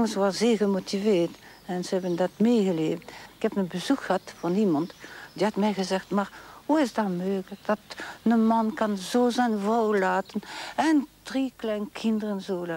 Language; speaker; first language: Dutch; non-native, learner; French